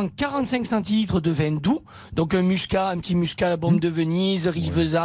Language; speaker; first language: French; native; French